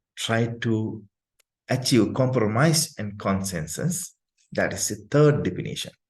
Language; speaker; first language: English; non-native, local second language; Sinhala